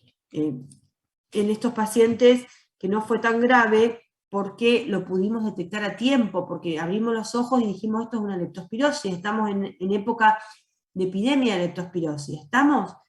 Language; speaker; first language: Spanish; native; Spanish